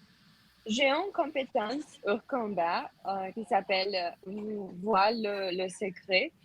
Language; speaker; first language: French; non-native, learner; Spanish